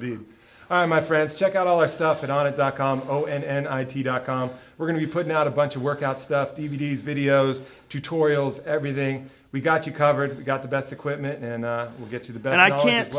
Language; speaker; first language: English; native; English